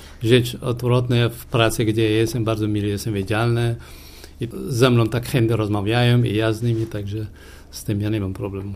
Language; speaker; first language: Polish; non-native, fluent; Persian